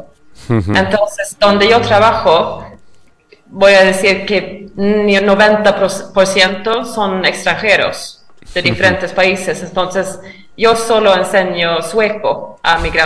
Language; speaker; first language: Spanish; non-native, fluent; Swedish